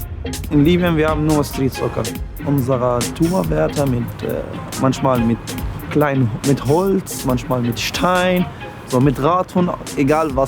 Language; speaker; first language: German; non-native, learner; Arabic